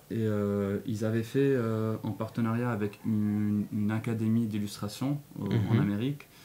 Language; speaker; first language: French; non-native, local second language; Arabic